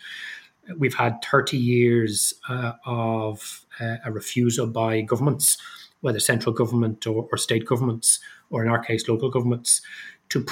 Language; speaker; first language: English; native; English